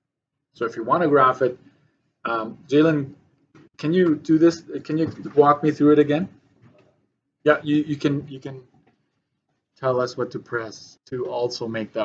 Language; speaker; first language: English; native; English